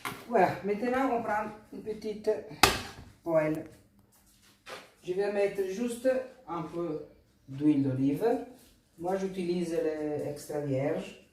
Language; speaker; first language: French; non-native, fluent; Italian